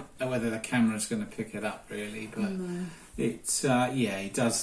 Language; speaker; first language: English; native; English